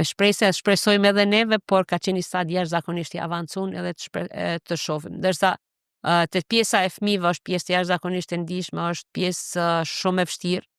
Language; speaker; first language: Albanian; native; Albanian